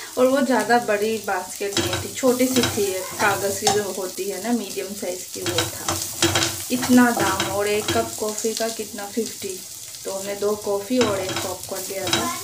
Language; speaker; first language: Hindi; non-native, local second language; Bangla